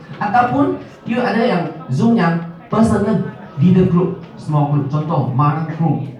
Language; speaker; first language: Malay; non-native, local second language; Min Nan Chinese